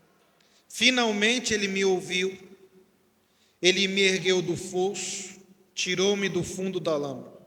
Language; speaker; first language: Portuguese; native; Portuguese